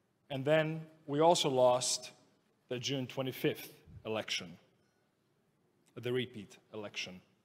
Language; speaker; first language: English; non-native, fluent; Greek